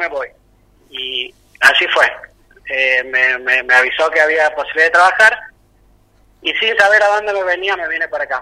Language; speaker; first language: Spanish; native; Spanish